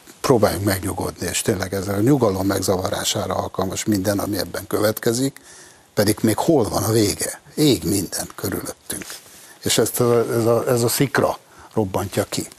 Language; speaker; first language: Hungarian; native; Hungarian